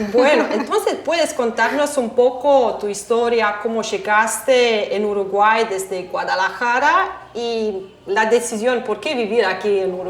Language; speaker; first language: Spanish; non-native, fluent; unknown